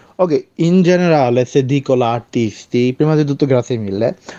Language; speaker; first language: Italian; non-native, learner; Bangla